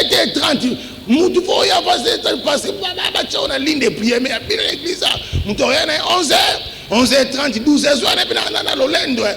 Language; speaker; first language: Portuguese; non-native, learner; Lingala